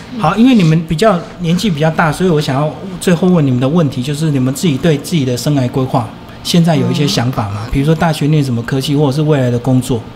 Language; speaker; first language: Chinese; native; Chinese